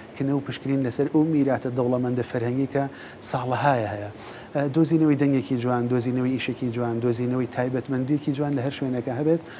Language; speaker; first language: Central Kurdish; non-native, local second language; Gurani